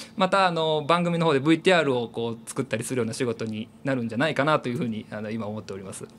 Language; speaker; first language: Japanese; native; Japanese